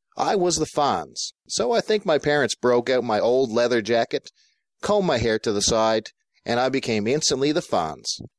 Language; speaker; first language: English; native; English